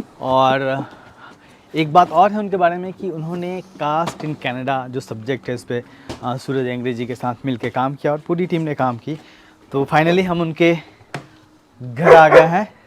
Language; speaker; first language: Hindi; native; Hindi